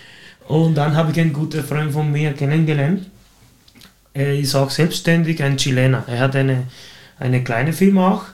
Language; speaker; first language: German; non-native, fluent; Spanish